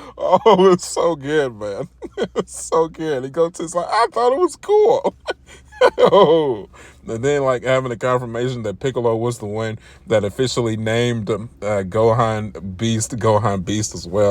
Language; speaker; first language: English; native; English